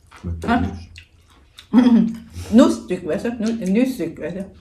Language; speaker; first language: German; non-native, learner; Thai